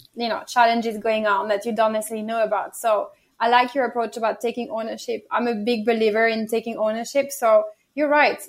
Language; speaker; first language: English; non-native, fluent; French